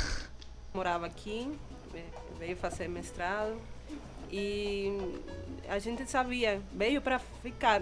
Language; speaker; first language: Portuguese; non-native, fluent; Spanish